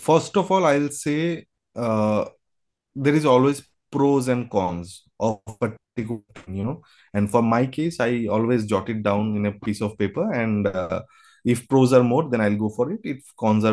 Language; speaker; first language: English; non-native, local second language; Bangla